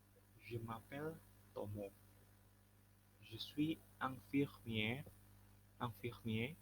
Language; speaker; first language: French; non-native, fluent; Indonesian